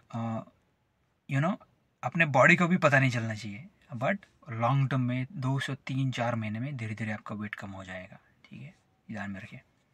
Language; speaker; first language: Hindi; non-native, local second language; Marathi